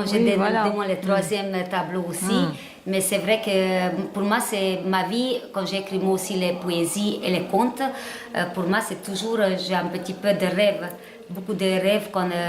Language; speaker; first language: French; non-native, learner; Hungarian